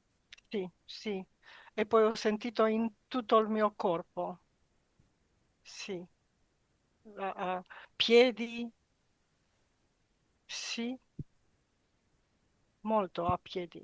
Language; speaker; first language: Italian; non-native, learner; Romanian